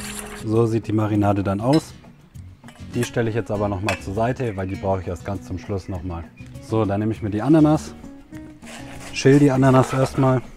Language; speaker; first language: German; native; German